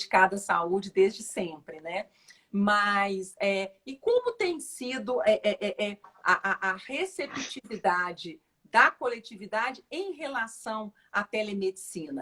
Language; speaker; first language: Portuguese; native; Portuguese